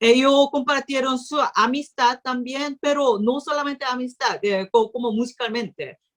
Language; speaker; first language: Spanish; non-native, learner; Korean